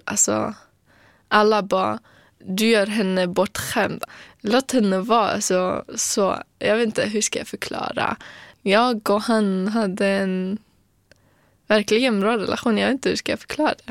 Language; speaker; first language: Swedish; non-native, fluent; Kurdish